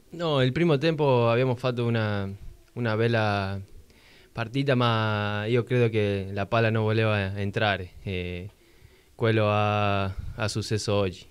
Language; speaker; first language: Italian; non-native, learner; Spanish